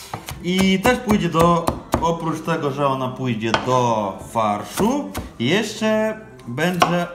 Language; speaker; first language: Polish; non-native, fluent; Ukrainian